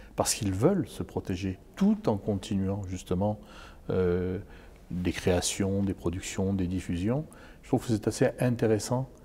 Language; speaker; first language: French; native; French